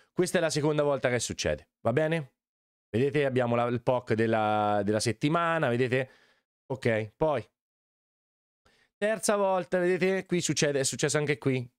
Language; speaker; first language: Italian; native; Italian